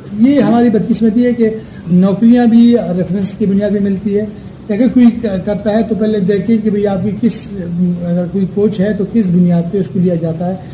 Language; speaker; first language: Urdu; non-native, local second language; Pashto